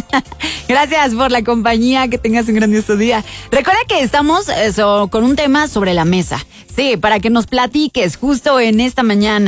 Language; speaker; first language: Spanish; native; Spanish